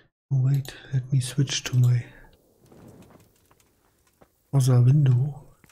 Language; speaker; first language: English; non-native, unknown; German